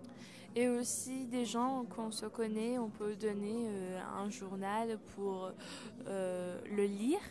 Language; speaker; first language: French; non-native, learner; Persian